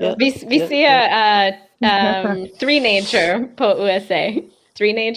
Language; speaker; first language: Danish; non-native, learner; English